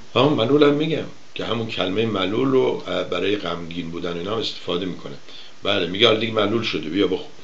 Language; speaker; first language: Persian; native; Persian